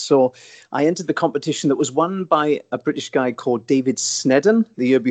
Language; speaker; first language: English; native; English